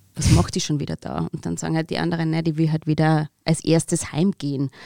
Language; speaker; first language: German; native; German